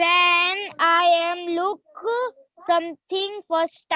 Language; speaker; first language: English; non-native, learner; Hindi